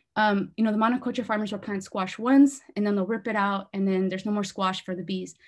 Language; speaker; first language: English; native; English